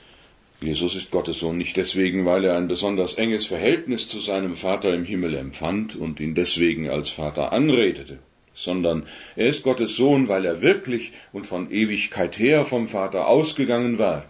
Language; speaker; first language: German; native; German